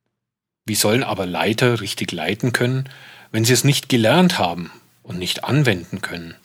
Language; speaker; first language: German; native; German